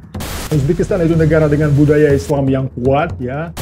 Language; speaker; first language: Indonesian; non-native, fluent; Russian